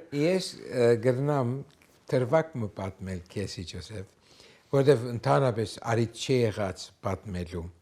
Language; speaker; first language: Armenian; early bilingual, heritage; Armenian